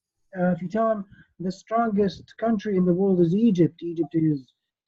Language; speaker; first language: English; non-native, fluent; Arabic